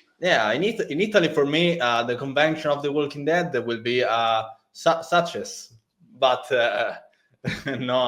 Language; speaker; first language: English; non-native, learner; Italian